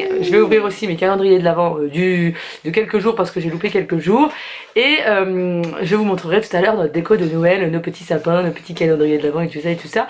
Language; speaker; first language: French; native; French